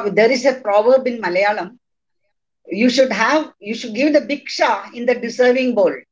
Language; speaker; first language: English; non-native, local second language; Malayalam